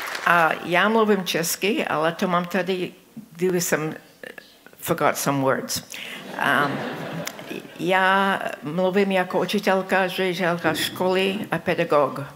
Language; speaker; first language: Czech; early bilingual, heritage; Czech